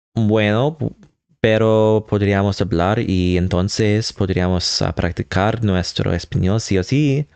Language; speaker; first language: Spanish; non-native, learner; English